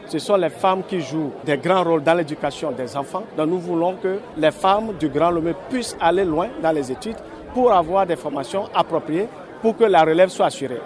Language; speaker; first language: French; non-native, local second language; Ewe